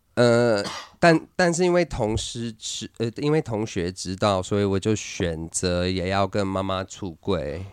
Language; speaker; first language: Chinese; non-native, fluent; English